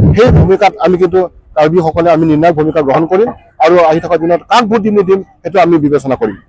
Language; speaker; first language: Assamese; non-native, local second language; Karbi